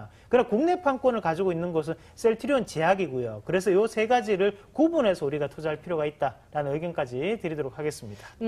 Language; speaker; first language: Korean; native; Korean